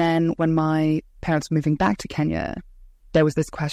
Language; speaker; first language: English; native; English